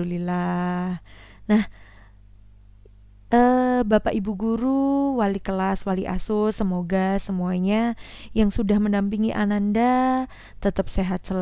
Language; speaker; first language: Indonesian; native; Indonesian